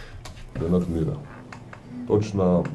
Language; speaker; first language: Russian; non-native, fluent; Georgian